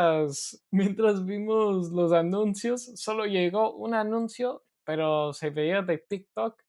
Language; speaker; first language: Spanish; non-native, learner; English